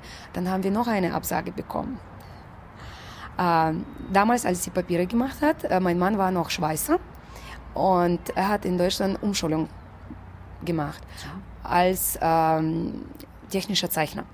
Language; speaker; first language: German; non-native, fluent; Russian